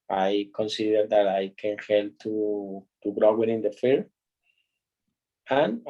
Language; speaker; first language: English; non-native, learner; Spanish